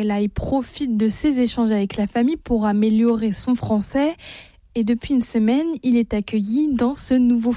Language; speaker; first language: French; native; French